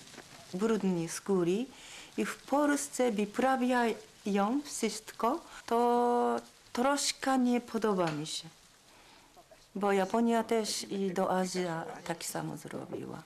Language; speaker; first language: Polish; non-native, learner; Japanese